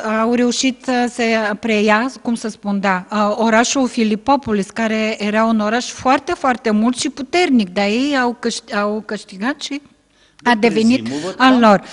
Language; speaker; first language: Romanian; non-native, fluent; Bulgarian